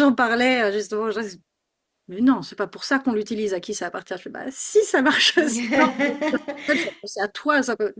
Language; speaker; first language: French; native; French